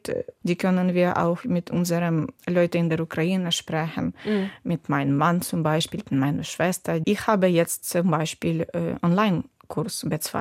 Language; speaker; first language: German; non-native, learner; Ukrainian